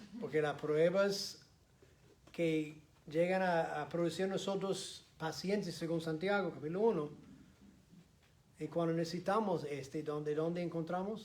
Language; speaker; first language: Spanish; non-native, fluent; English